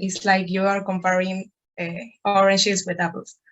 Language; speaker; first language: English; non-native, learner; Spanish